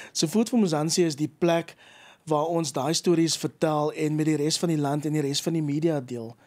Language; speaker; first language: Afrikaans; native; Afrikaans